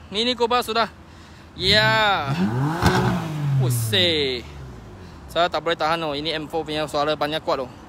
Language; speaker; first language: Malay; non-native, local second language; Chinese